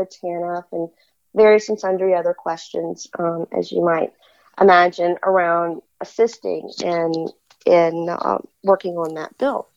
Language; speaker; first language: English; native; English